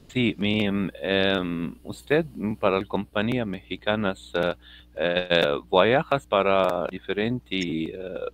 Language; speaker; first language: Spanish; non-native, learner; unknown